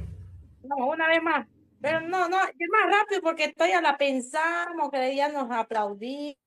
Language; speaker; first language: Spanish; native; Spanish